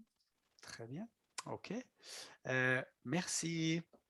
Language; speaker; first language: French; non-native, fluent; English